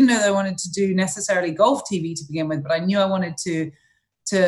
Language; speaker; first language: English; native; English